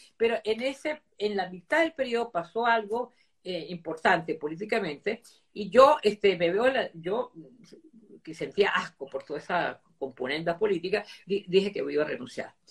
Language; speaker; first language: Spanish; early bilingual, other home language; Italian